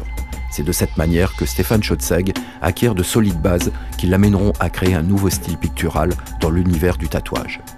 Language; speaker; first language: French; native; French